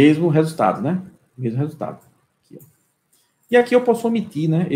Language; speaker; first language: Portuguese; native; Portuguese